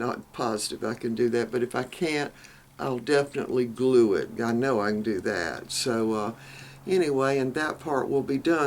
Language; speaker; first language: English; native; English